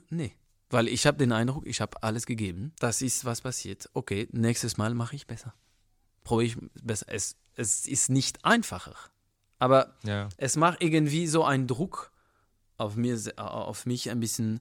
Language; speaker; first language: German; non-native, fluent; French